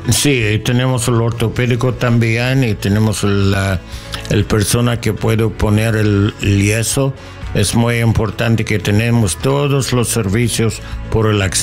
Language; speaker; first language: Spanish; non-native, learner; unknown